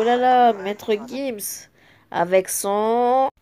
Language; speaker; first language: French; native; French